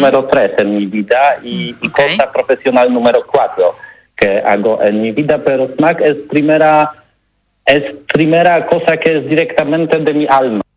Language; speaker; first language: Spanish; non-native, learner; Polish